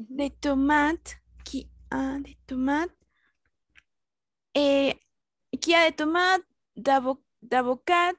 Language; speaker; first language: French; non-native, learner; Spanish